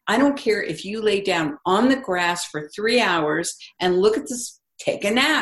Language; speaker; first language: English; native; English